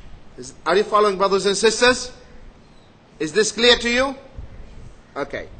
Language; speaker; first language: English; non-native, fluent; Arabic